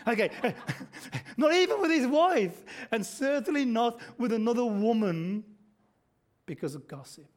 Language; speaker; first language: English; native; English